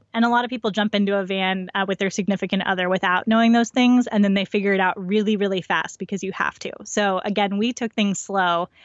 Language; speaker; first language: English; native; English